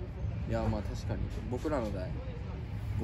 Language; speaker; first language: Japanese; native; Japanese